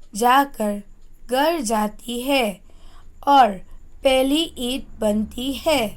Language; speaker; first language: Hindi; non-native, local second language; Assamese